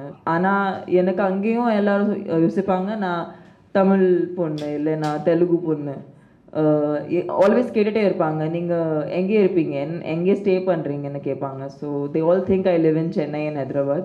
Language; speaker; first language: Tamil; non-native, fluent; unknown